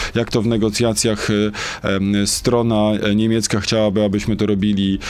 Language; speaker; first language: Polish; native; Polish